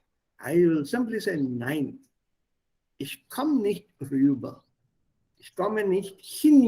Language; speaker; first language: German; non-native, fluent; Hindi